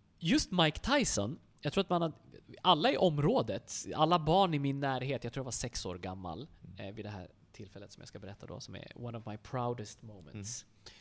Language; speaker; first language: Swedish; native; Swedish